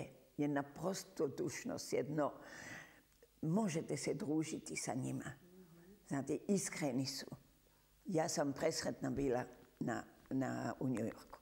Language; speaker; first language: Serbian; early bilingual, heritage; Serbian